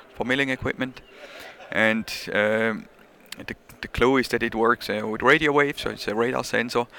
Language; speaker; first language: English; non-native, fluent; German